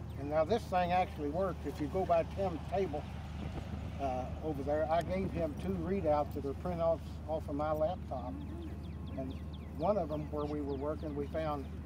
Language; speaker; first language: English; native; English